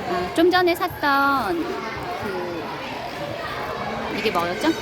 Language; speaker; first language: Korean; native; Korean